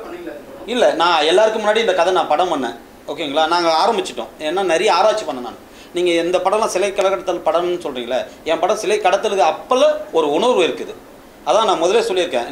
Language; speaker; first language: Tamil; native; Tamil